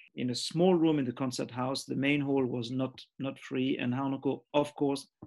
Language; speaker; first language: English; early bilingual, other home language; French